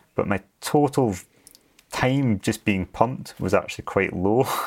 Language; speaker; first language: English; native; English